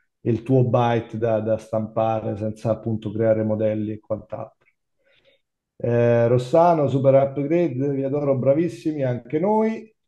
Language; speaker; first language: Italian; native; Italian